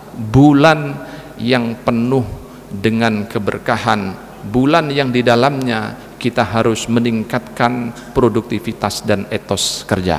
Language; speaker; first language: Indonesian; native; Indonesian